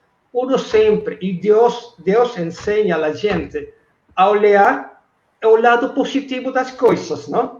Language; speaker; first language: Portuguese; non-native, fluent; Spanish